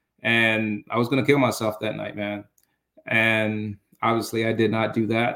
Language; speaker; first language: English; early bilingual, other home language; Jamaican Creole English